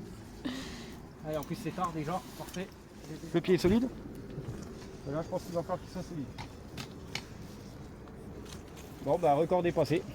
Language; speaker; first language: French; native; French